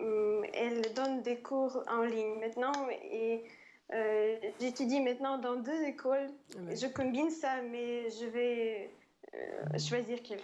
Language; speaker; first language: French; non-native, fluent; Ukrainian